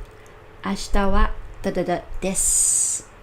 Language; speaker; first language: Japanese; non-native, learner; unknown